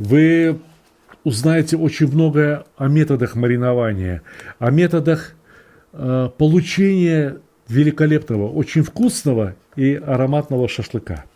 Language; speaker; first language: Russian; native; Russian